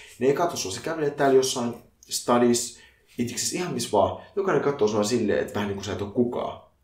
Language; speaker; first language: Finnish; early bilingual, other home language; Arabic